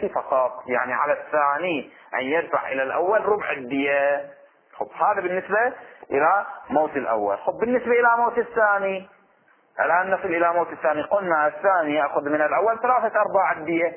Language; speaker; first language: Arabic; native; Arabic